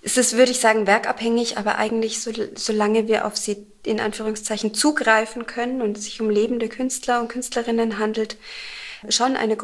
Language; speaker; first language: German; native; German